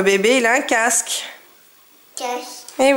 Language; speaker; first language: French; native; French